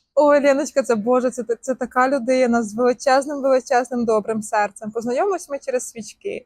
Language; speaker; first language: Ukrainian; native; Ukrainian